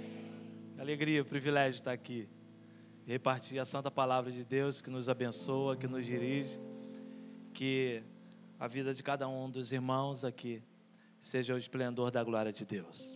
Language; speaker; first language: Portuguese; native; Portuguese